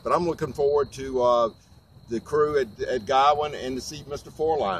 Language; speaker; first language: English; native; English